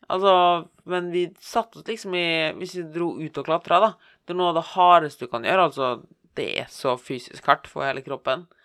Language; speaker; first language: Norwegian; native; Norwegian